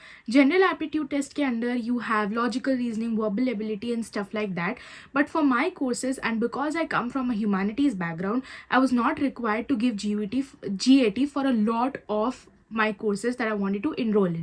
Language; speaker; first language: English; non-native, local second language; Hindi